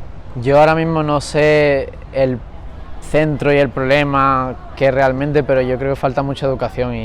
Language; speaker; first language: Spanish; early bilingual, other home language; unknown